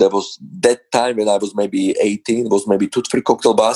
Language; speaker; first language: English; non-native, fluent; Slovak